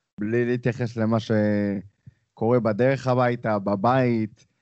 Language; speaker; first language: Hebrew; native; Hebrew